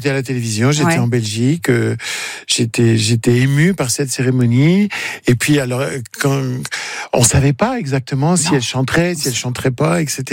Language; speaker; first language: French; native; French